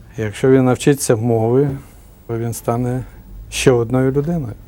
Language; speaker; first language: Ukrainian; non-native, local second language; Hungarian